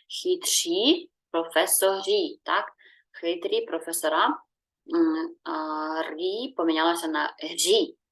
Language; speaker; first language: Czech; non-native, learner; Ukrainian